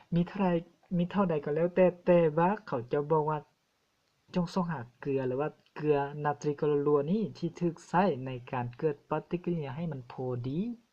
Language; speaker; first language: Lao; non-native, local second language; Hmong